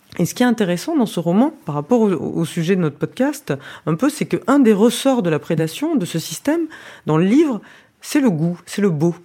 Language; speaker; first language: French; native; French